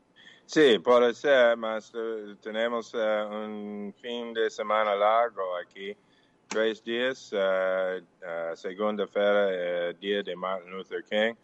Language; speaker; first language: Portuguese; non-native, fluent; English